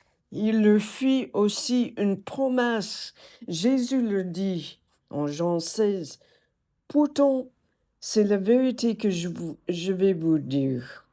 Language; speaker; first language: French; non-native, fluent; English